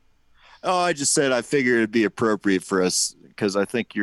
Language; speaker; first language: English; native; English